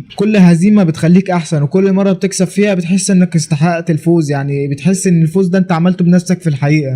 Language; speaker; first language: Arabic; native; Arabic